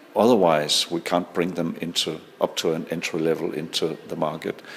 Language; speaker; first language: English; non-native, fluent; Danish